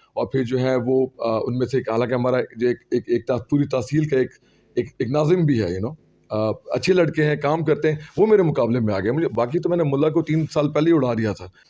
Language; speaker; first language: Urdu; non-native, local second language; Pashto